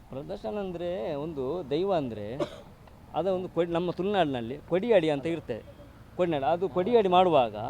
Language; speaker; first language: Kannada; non-native, local second language; Tulu